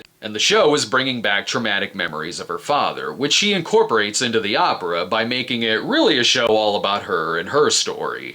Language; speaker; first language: English; native; English